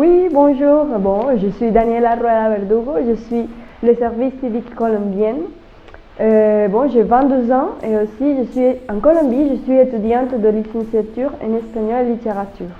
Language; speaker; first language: French; non-native, learner; Spanish